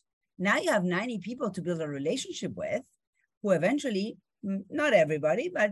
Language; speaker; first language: English; non-native, fluent; Spanish